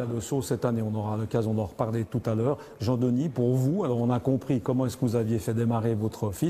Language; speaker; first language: French; native; French